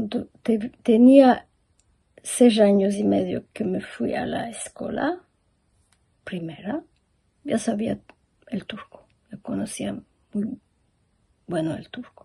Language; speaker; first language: Spanish; early bilingual, heritage; Ladino